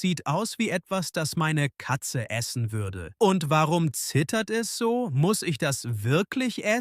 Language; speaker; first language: German; non-native, fluent; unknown